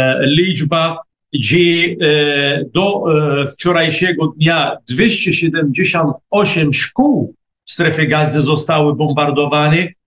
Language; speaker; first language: Polish; non-native, fluent; Arabic